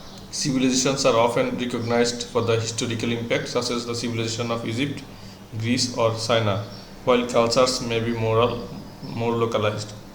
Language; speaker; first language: English; non-native, local second language; Bangla